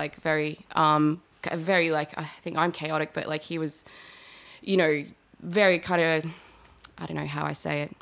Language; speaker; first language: English; native; English